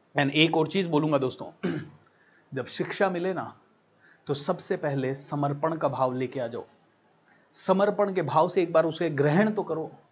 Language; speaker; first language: Hindi; native; Hindi